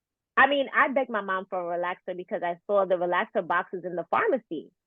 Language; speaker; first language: English; native; English